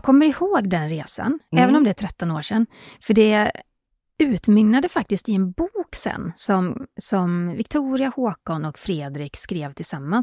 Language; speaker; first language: Swedish; native; Swedish